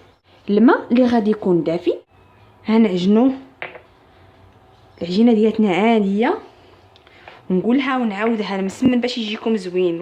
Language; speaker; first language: Arabic; native; Arabic